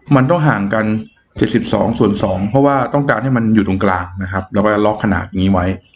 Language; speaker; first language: Thai; native; Thai